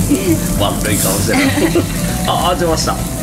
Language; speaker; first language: Japanese; native; Japanese